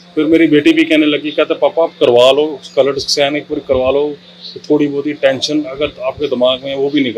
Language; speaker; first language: Hindi; native; Hindi